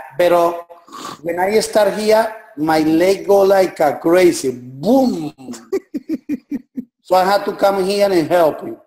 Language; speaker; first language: English; non-native, learner; Spanish